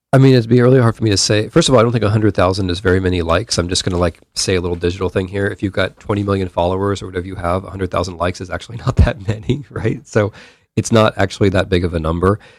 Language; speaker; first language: English; native; English